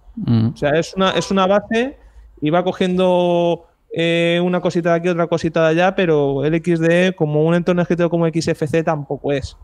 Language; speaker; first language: Spanish; native; Spanish